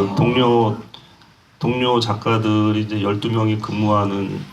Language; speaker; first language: Korean; native; Korean